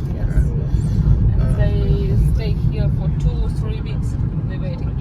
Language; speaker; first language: English; non-native, learner; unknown